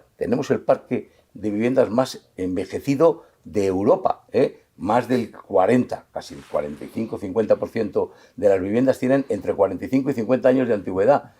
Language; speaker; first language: Spanish; native; Spanish